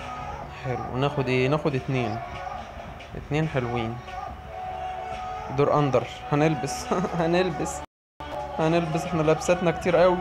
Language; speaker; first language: Arabic; native; Arabic